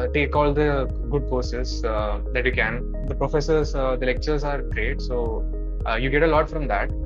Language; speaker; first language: English; non-native, local second language; Malayalam